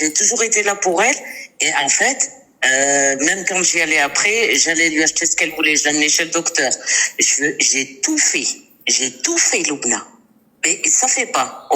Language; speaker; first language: French; native; French